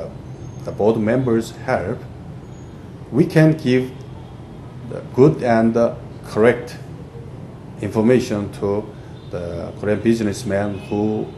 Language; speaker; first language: English; non-native, fluent; Korean